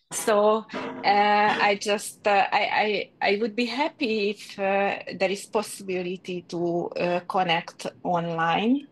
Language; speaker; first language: English; non-native, learner; Hungarian